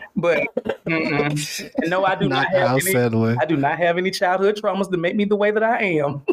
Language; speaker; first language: English; native; English